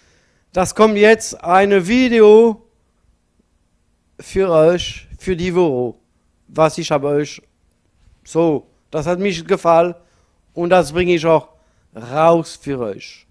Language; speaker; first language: German; non-native, learner; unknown